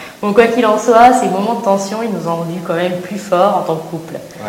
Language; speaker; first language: French; native; French